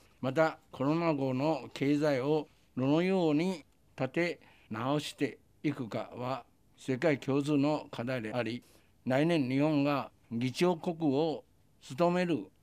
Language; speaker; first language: Japanese; non-native, fluent; Chinese